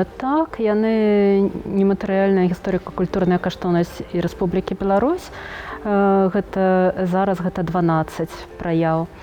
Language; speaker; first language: Belarusian; non-native, local second language; Russian